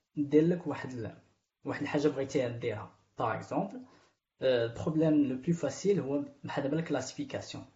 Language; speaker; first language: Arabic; native; Arabic